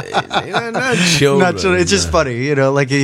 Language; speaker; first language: English; native; English